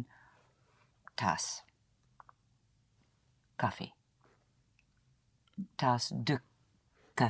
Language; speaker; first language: French; non-native, learner; English